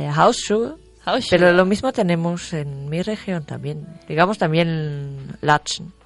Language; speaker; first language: Spanish; non-native, fluent; German